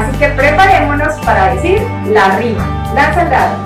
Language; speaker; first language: Spanish; native; Spanish